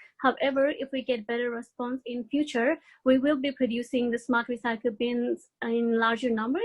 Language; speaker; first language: English; non-native, fluent; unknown